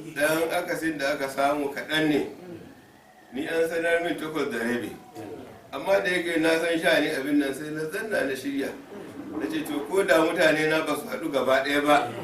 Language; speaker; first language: Hausa; non-native, local second language; Fula